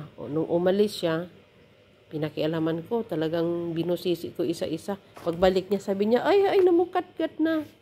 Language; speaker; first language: Filipino; non-native, local second language; Cebuano